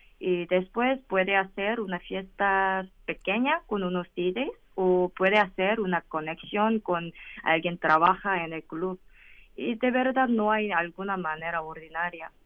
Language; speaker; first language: Spanish; non-native, learner; Korean